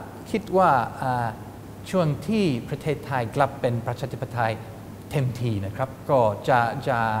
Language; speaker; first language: Thai; non-native, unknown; English